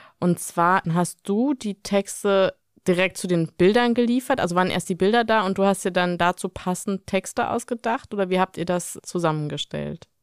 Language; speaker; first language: German; native; German